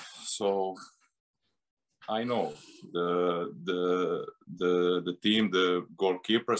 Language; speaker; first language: English; non-native, learner; Serbian